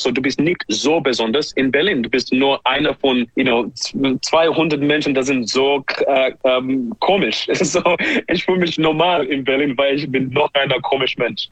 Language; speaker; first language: German; non-native, learner; English